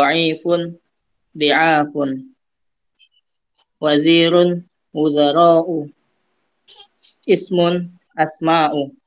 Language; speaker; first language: Arabic; non-native, learner; Indonesian